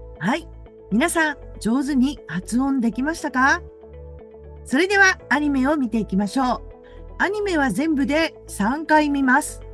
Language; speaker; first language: Japanese; native; Japanese